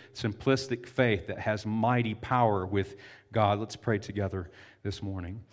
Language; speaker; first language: English; native; English